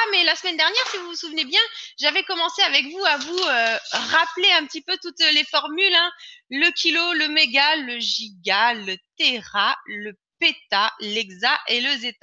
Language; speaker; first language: French; native; French